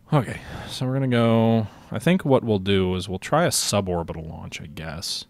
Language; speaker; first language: English; native; English